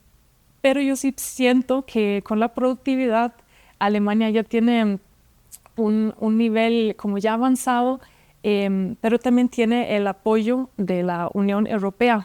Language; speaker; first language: Spanish; non-native, fluent; German